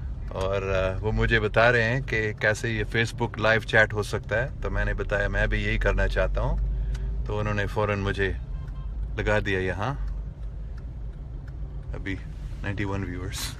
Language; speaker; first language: Hindi; non-native, local second language; English